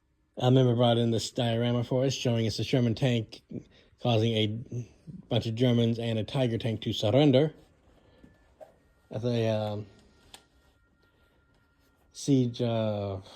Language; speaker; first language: English; native; English